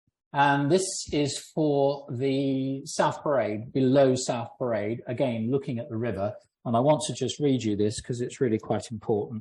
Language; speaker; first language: English; native; English